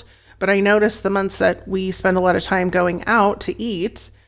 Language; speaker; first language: English; native; English